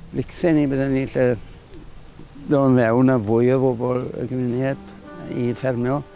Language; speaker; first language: Welsh; native; Welsh